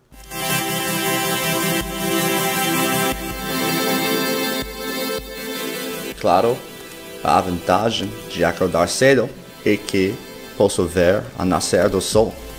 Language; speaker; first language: Portuguese; non-native, learner; English